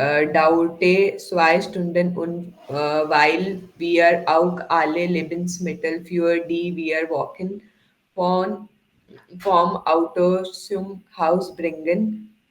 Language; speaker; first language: German; non-native, learner; Hindi